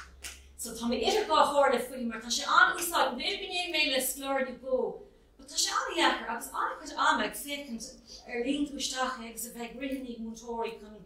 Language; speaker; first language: Irish; non-native, local second language; English